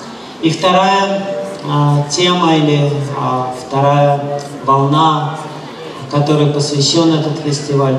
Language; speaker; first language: Russian; native; Russian